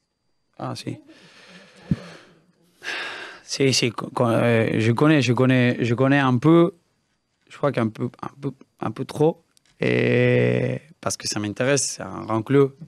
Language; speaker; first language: French; non-native, learner; Spanish